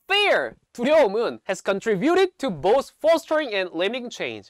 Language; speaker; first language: English; non-native, fluent; Korean